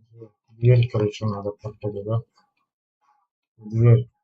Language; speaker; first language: Russian; native; Russian